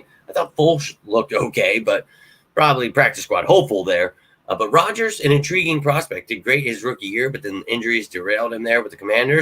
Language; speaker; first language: English; native; English